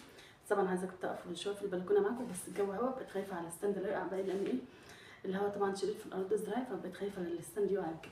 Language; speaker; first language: Arabic; native; Arabic